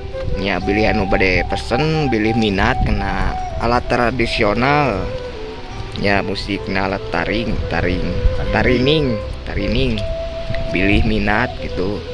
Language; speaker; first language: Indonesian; non-native, local second language; Sundanese